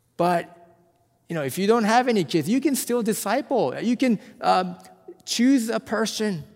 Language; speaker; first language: English; non-native, fluent; Japanese